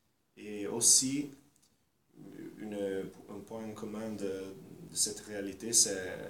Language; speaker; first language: French; non-native, fluent; Italian